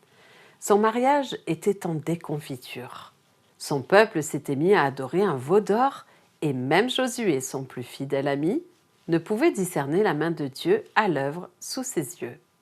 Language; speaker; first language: French; native; French